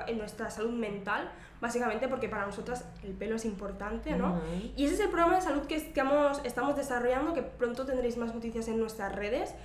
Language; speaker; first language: Spanish; native; Spanish